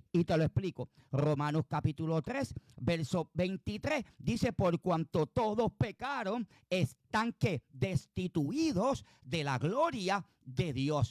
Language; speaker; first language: Spanish; native; Spanish